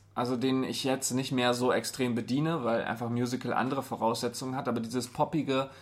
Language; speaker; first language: German; native; German